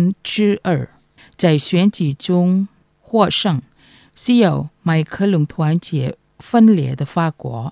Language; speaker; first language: Chinese; non-native, fluent; Indonesian